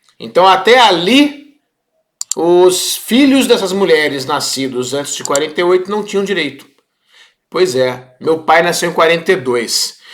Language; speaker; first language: Portuguese; native; Portuguese